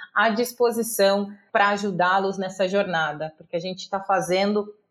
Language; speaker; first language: Portuguese; native; Portuguese